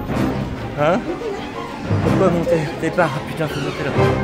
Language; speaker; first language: French; native; French